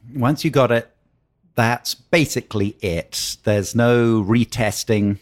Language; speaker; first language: English; native; English